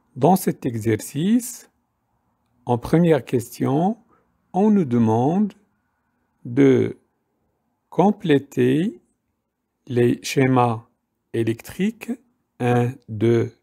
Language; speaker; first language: French; non-native, local second language; Arabic